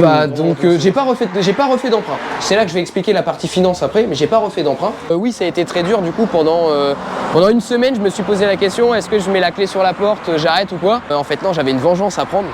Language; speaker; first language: French; native; French